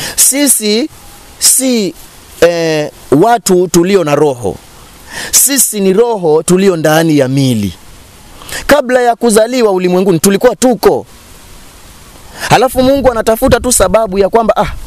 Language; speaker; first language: Swahili; native; Swahili